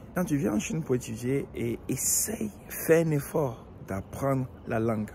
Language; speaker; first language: French; non-native, local second language; Ewe